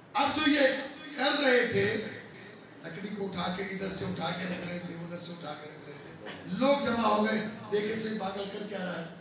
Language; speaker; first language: Urdu; non-native, local second language; Sindhi